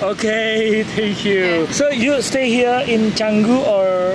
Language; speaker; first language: English; non-native, learner; Indonesian